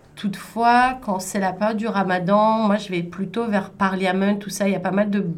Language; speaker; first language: French; native; French